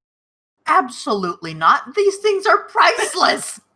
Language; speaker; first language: English; native; English